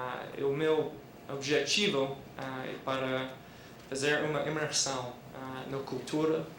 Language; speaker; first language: Portuguese; non-native, fluent; English